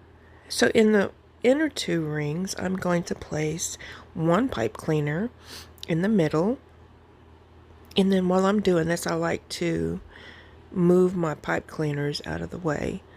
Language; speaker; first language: English; native; English